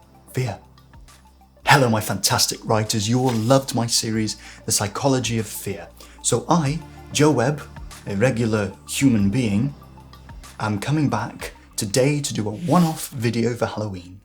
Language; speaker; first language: English; native; English